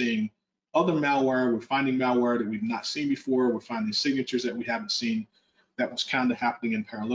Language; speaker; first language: English; native; English